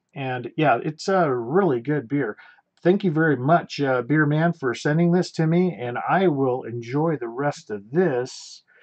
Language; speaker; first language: English; native; English